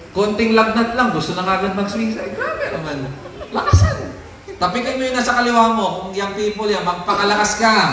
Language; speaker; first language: Filipino; non-native, local second language; Cebuano